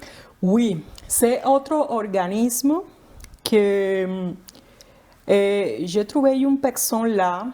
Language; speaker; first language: French; non-native, fluent; Spanish